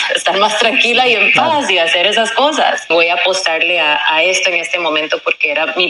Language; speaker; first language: Spanish; early bilingual, heritage; Spanish